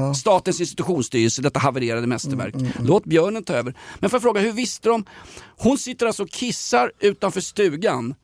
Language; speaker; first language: Swedish; native; Swedish